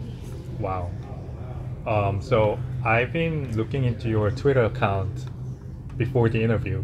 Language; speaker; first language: English; non-native, fluent; Korean